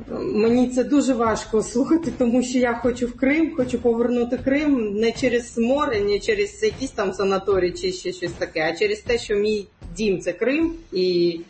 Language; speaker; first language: Ukrainian; non-native, local second language; Crimean Tatar